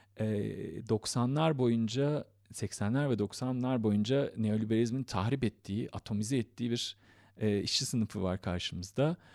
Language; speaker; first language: Turkish; native; Turkish